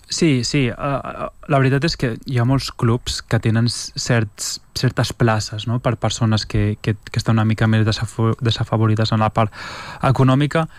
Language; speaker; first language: Catalan; early bilingual, other home language; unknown